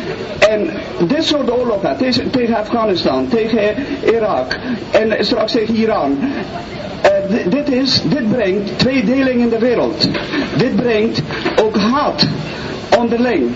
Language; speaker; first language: Dutch; non-native, fluent; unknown